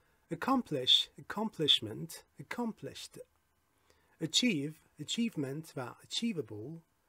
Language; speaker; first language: English; non-native, fluent; Persian